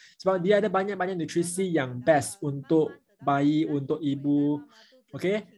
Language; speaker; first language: Malay; non-native, local second language; Chinese